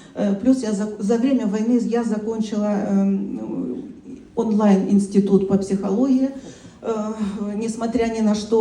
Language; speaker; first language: Russian; native; Russian